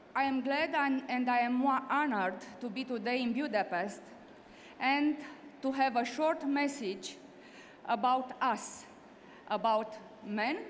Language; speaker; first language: English; non-native, learner; Romanian